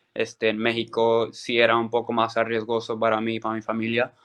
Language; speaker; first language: Spanish; early bilingual, other home language; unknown